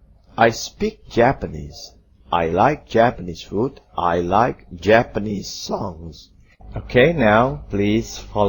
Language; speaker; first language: English; non-native, fluent; Indonesian